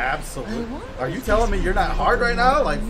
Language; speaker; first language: English; native; English